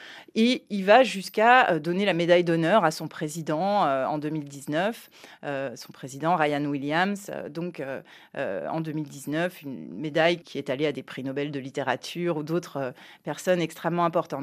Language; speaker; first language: French; native; French